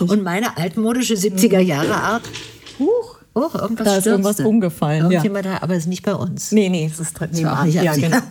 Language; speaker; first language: German; native; German